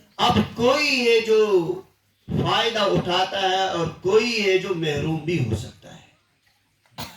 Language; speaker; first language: Urdu; non-native, local second language; Kashmiri